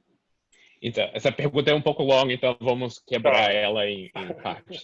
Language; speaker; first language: Portuguese; early bilingual, heritage; Portuguese